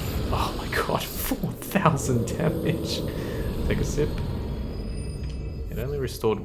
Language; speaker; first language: English; native; English